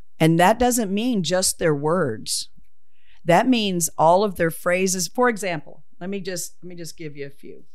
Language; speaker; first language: English; native; English